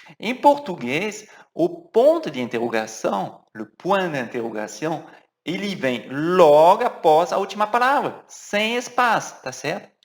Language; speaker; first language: Portuguese; non-native, fluent; French